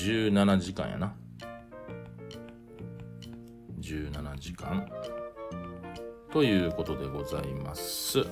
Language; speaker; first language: Japanese; native; Japanese